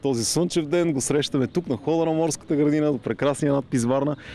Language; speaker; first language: Bulgarian; native; Bulgarian